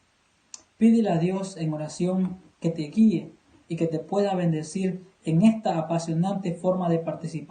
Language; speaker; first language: Spanish; native; Spanish